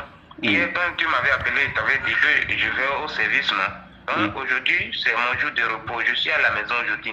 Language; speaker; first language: French; non-native, local second language; Fon